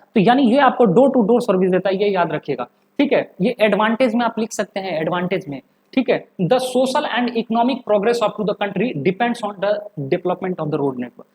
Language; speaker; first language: Hindi; native; Hindi